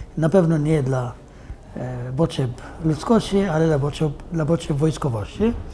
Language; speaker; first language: Polish; non-native, fluent; Arabic